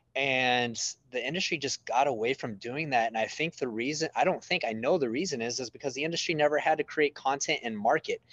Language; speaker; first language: English; native; English